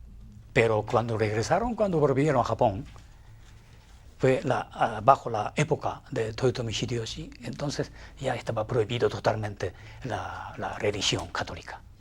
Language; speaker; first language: Spanish; non-native, fluent; Japanese